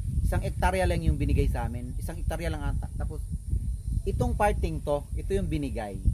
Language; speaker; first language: Filipino; non-native, local second language; Cebuano